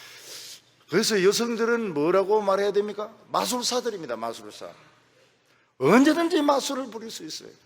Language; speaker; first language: Korean; native; Korean